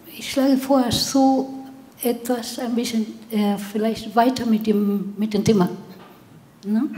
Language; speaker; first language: German; non-native, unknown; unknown